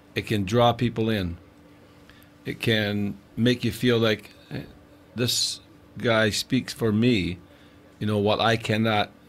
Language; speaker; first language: English; native; English